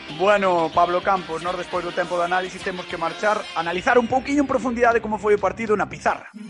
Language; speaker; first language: Galician; native; Galician